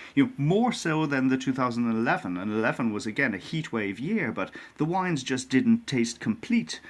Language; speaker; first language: English; native; English